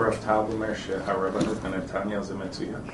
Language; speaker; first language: Hebrew; non-native, learner; English